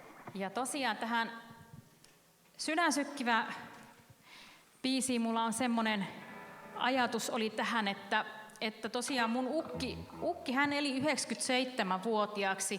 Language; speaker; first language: Finnish; native; Finnish